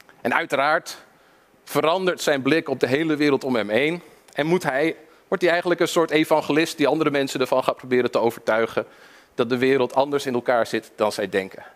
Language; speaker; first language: Dutch; early bilingual, other home language; English